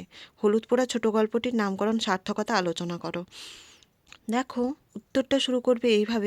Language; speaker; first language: Bangla; native; Bangla